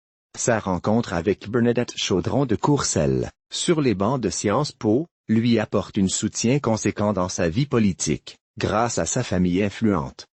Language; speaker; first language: French; native; French